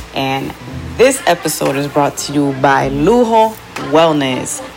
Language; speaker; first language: English; early bilingual, other home language; Spanish